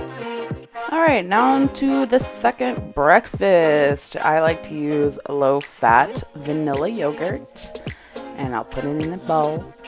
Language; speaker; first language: English; native; English